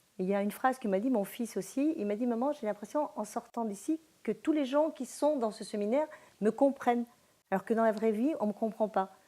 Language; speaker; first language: French; early bilingual, other home language; Spanish